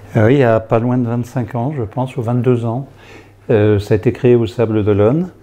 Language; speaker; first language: French; native; French